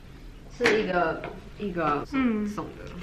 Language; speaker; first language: Chinese; early bilingual, heritage; Chinese